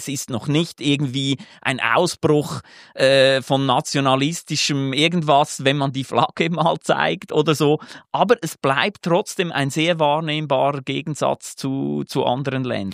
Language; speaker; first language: German; native; German